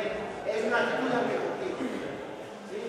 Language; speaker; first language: Spanish; non-native, fluent; Portuguese